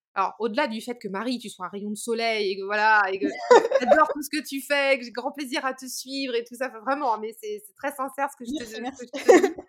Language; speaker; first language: French; native; French